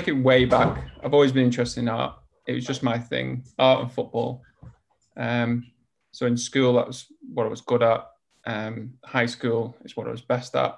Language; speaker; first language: English; native; English